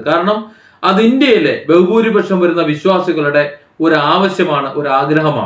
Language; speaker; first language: Malayalam; native; Malayalam